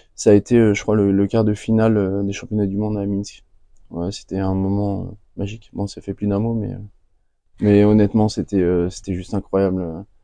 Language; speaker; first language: French; native; French